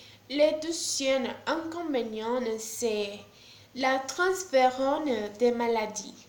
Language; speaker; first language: French; non-native, learner; Spanish